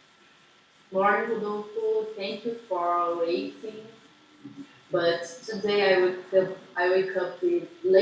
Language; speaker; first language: English; non-native, learner; Portuguese